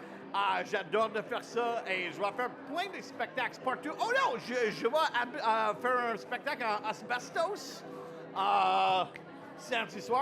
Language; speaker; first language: French; non-native, local second language; English